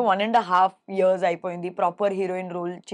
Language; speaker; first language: Telugu; non-native, learner; Hindi